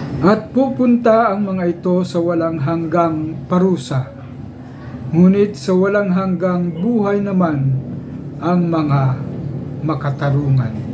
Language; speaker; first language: Filipino; native; Filipino